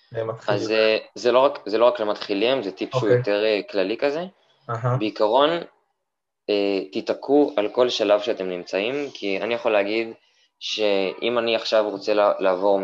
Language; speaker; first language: Hebrew; native; Hebrew